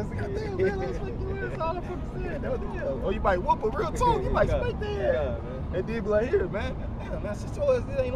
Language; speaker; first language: English; native; English